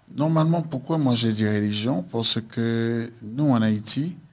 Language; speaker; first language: French; native; French